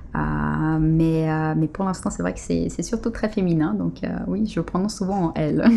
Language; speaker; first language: French; early bilingual, other home language; Portuguese